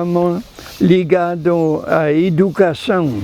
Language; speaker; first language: Portuguese; non-native, fluent; French